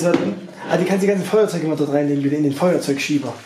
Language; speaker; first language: German; native; German